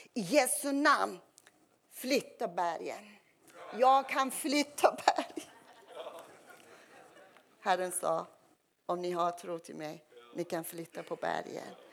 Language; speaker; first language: Swedish; non-native, fluent; Persian